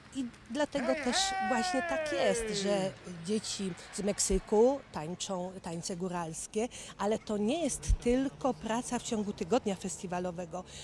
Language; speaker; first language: Polish; native; Polish